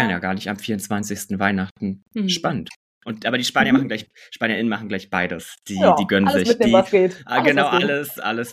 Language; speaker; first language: German; native; German